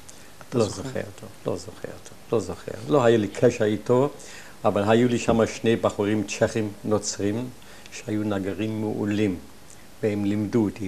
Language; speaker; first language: Hebrew; non-native, fluent; German